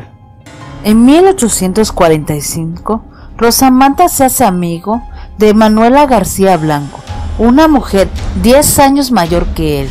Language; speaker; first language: Spanish; native; Spanish